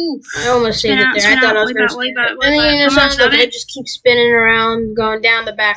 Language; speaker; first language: English; native; English